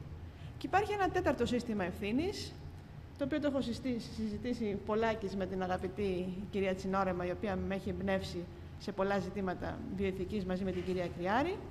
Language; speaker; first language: Greek; native; Greek